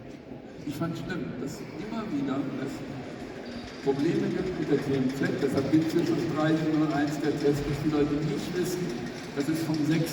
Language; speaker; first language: German; native; German